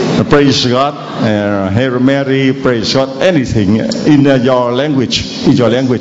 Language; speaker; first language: English; non-native, learner; Vietnamese